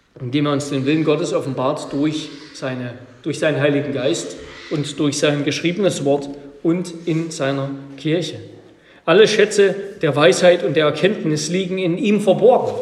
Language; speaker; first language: German; native; German